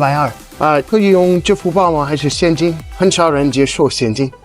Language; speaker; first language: Chinese; non-native, fluent; English